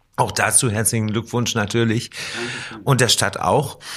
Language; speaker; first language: German; native; German